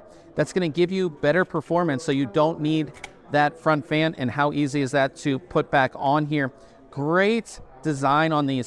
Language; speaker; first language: English; native; English